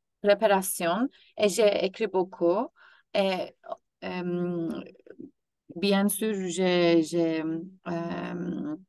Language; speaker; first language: French; non-native, learner; Turkish